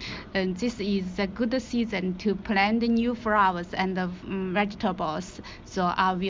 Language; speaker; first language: English; non-native, learner; Chinese